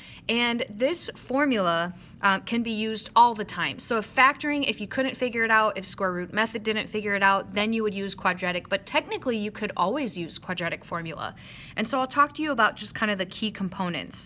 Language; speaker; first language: English; native; English